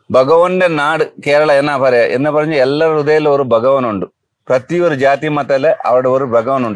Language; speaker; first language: Malayalam; non-native, learner; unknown